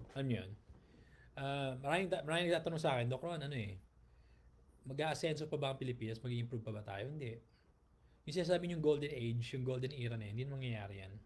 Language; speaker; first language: Filipino; native; Filipino